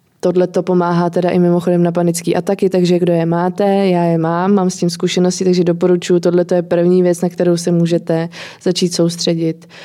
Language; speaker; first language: Czech; native; Czech